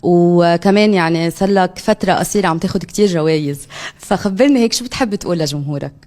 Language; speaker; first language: Arabic; native; Arabic